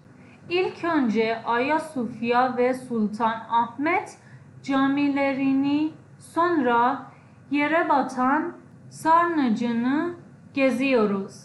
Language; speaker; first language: Turkish; non-native, fluent; Persian